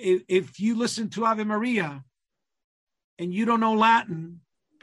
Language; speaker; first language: English; non-native, fluent; Italian